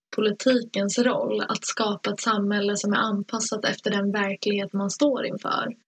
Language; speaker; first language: Swedish; early bilingual, other home language; Persian